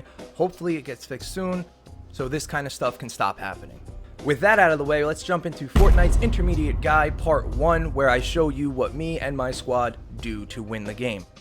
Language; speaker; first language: English; native; English